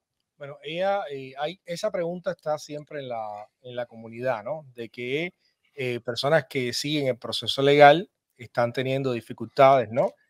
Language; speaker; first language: Spanish; native; Spanish